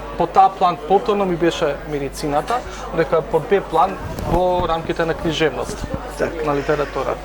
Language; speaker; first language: Macedonian; non-native, local second language; Romany